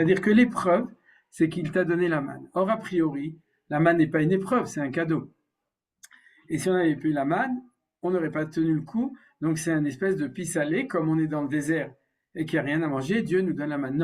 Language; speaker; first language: French; native; French